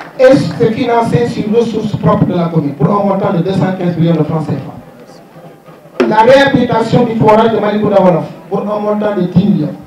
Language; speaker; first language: French; non-native, local second language; Wolof